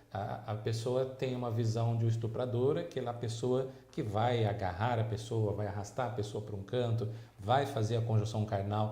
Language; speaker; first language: Portuguese; native; Portuguese